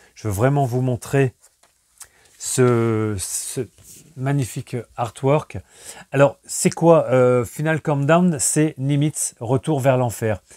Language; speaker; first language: French; native; French